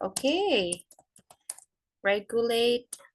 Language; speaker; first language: English; non-native, fluent; Indonesian